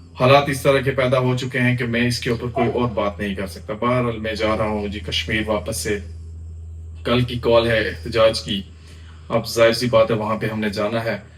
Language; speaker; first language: Urdu; non-native, local second language; Pahari-Potwari